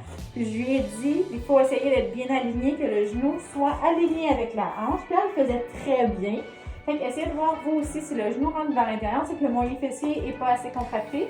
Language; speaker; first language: French; native; French